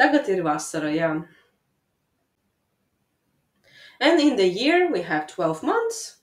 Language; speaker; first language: English; non-native, fluent; Latvian